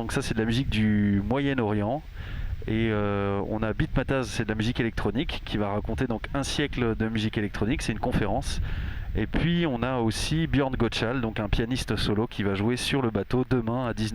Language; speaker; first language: French; native; French